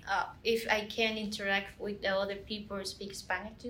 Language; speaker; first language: English; non-native, learner; Spanish